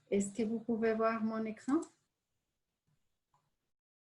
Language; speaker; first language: French; non-native, fluent; Spanish